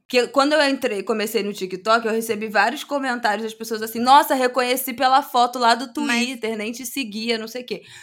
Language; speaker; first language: Portuguese; native; Portuguese